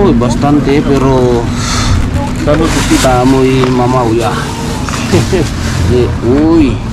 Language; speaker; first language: Spanish; non-native, learner; Filipino